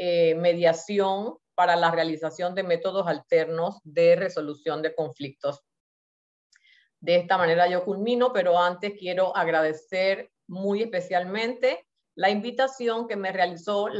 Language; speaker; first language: Spanish; native; Spanish